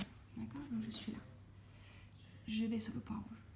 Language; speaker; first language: French; native; French